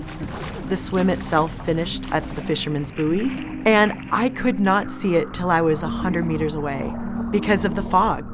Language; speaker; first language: English; native; English